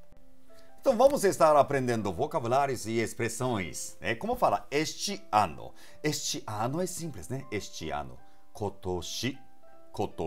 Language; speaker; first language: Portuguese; non-native, fluent; Japanese